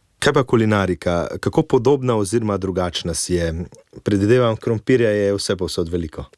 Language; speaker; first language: Slovenian; native; Slovenian